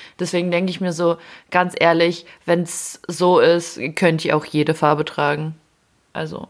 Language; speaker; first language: German; early bilingual, other home language; Ukrainian